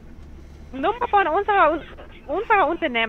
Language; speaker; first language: German; non-native, learner; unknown